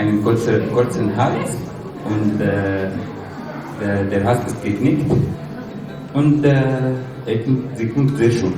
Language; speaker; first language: German; non-native, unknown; Arabic